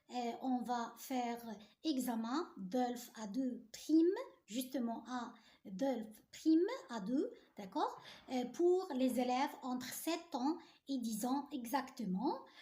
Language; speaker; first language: French; non-native, fluent; Arabic